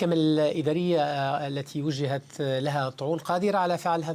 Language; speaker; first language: Arabic; native; Arabic